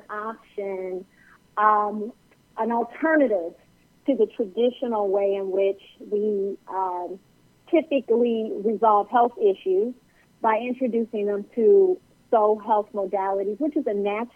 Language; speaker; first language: English; native; English